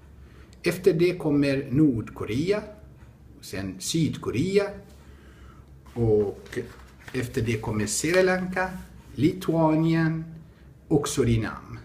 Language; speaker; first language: Swedish; non-native, fluent; Arabic